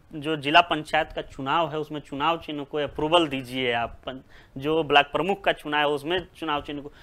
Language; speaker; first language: Hindi; native; Hindi